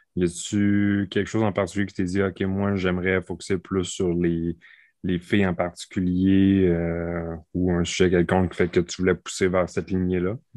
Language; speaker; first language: French; native; French